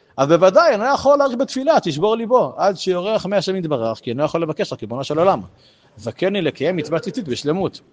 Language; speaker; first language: Hebrew; native; Hebrew